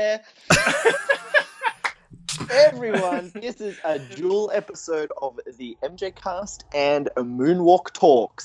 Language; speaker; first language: English; native; English